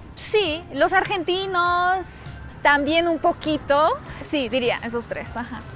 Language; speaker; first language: Spanish; non-native, fluent; Polish